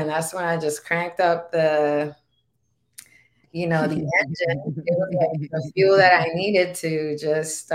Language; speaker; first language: English; non-native, fluent; Spanish